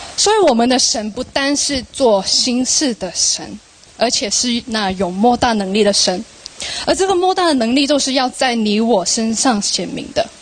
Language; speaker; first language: Chinese; non-native, local second language; Cantonese